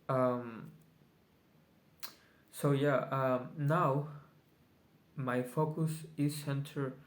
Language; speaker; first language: English; non-native, learner; Spanish